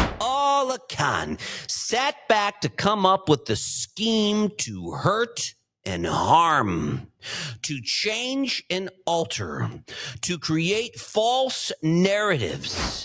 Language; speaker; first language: English; native; English